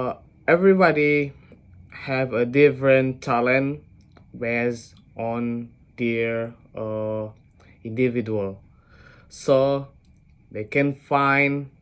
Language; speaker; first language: English; non-native, learner; Indonesian